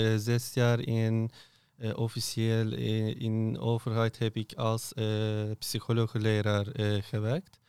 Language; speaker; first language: Dutch; non-native, learner; Turkish